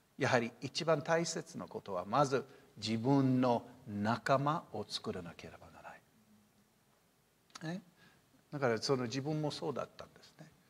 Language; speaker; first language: Japanese; non-native, fluent; English